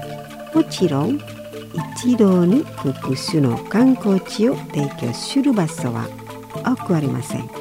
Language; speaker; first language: Japanese; non-native, fluent; Indonesian